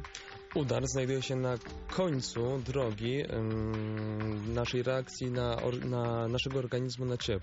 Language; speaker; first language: Polish; native; Polish